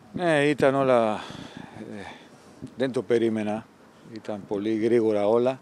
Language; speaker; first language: Greek; non-native, fluent; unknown